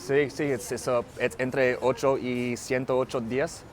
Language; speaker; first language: Spanish; non-native, learner; English